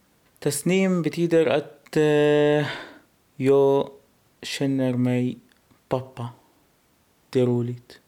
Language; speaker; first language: Swedish; non-native, learner; Arabic